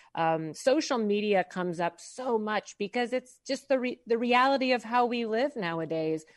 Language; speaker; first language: English; native; English